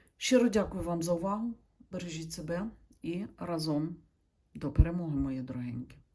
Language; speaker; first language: Ukrainian; native; Ukrainian